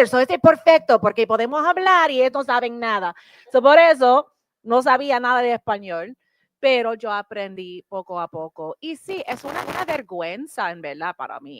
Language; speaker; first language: Spanish; non-native, learner; English